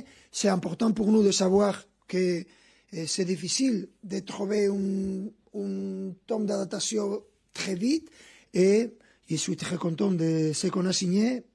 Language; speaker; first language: French; non-native, fluent; Spanish